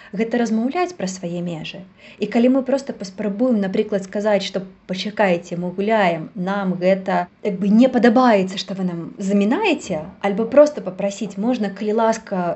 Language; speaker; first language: Belarusian; native; Belarusian